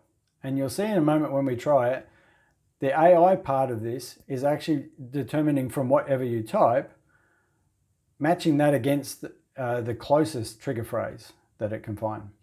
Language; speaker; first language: English; native; English